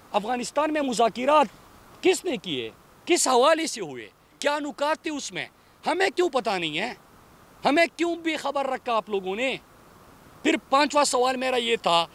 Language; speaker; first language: Urdu; non-native, local second language; Pashto